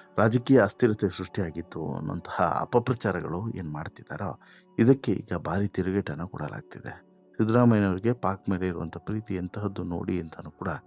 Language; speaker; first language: Kannada; native; Kannada